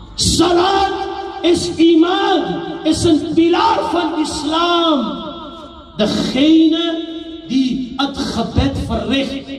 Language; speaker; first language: Dutch; non-native, local second language; Urdu